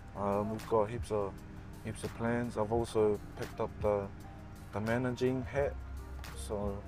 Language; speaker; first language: English; native; English